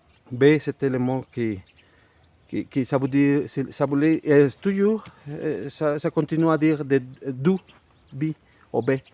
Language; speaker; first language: French; non-native, fluent; Spanish